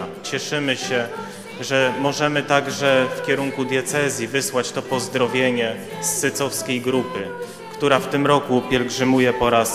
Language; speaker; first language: Polish; native; Polish